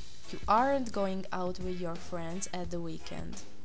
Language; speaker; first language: English; non-native, fluent; Hungarian